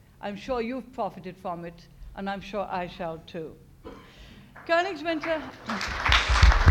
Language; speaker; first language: English; native; English